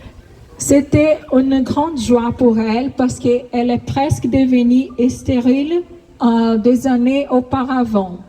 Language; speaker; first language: French; non-native, fluent; Portuguese